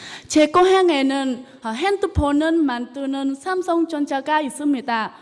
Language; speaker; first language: Korean; non-native, learner; Vietnamese